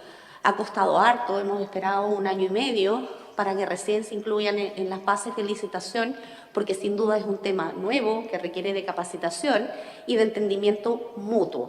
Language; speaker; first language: Spanish; native; Spanish